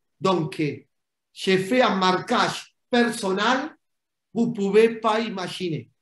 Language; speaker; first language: French; non-native, fluent; Spanish